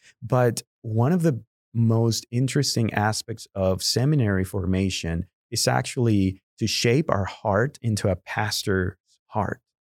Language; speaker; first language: English; non-native, fluent; Spanish